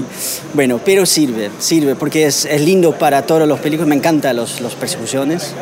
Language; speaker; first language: Spanish; non-native, learner; Dutch